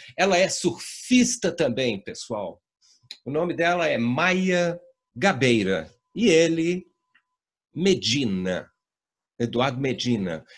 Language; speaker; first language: Portuguese; native; Portuguese